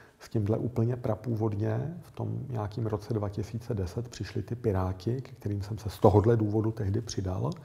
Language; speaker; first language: Czech; native; Czech